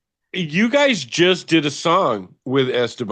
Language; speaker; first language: English; native; English